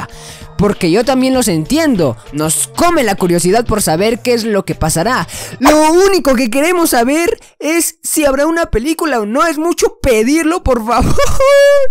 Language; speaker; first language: Spanish; native; Spanish